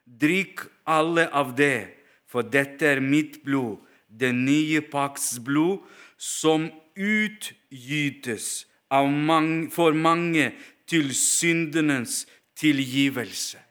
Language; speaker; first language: Norwegian; non-native, fluent; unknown